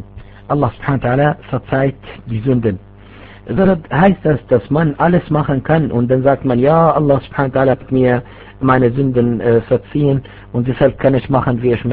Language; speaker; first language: German; non-native, fluent; Arabic